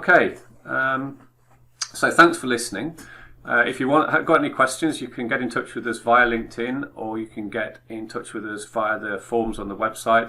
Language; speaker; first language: English; native; English